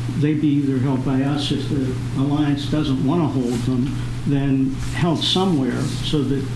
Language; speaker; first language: English; native; English